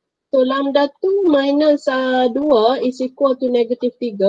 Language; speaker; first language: English; non-native, local second language; Malay